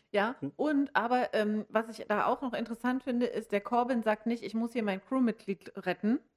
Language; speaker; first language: German; native; German